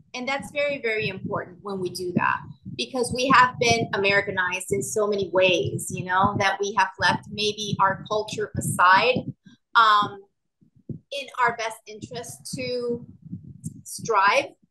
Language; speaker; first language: English; non-native, local second language; Spanish